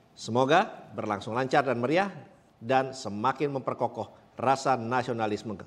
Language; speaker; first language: Indonesian; native; Indonesian